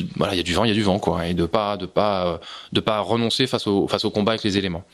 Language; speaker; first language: French; native; French